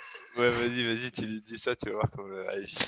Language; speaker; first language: French; native; French